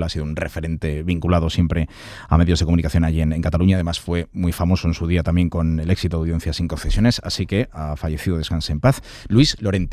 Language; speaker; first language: Spanish; native; Spanish